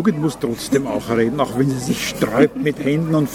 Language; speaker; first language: German; native; German